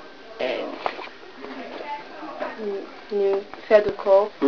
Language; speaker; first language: French; non-native, learner; English